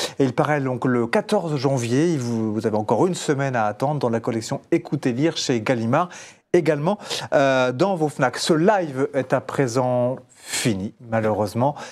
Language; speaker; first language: French; native; French